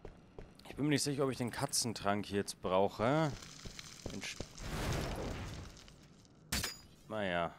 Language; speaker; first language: German; native; German